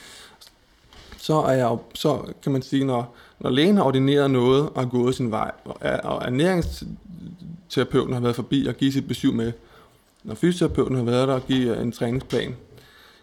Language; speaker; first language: Danish; native; Danish